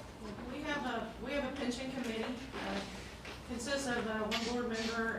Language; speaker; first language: English; native; English